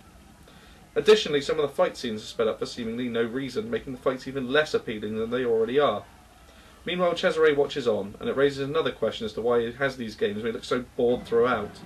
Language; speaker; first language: English; native; English